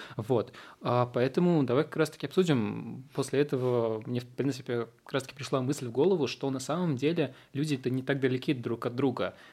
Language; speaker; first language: Russian; early bilingual, other home language; Uzbek